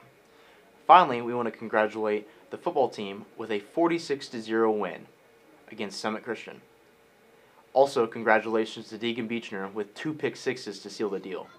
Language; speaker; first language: English; native; English